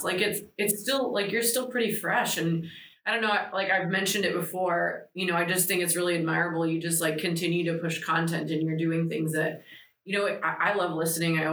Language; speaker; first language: English; early bilingual, other home language; Greek